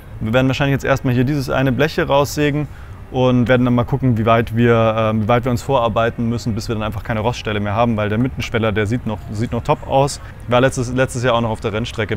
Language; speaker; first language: German; native; German